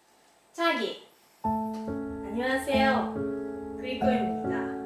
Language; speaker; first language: Korean; non-native, learner; Japanese